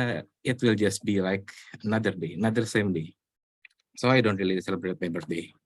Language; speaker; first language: English; non-native, learner; Indonesian